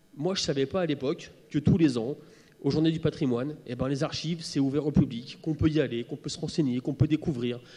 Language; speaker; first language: French; native; French